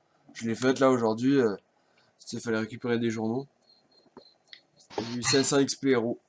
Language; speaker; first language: French; native; French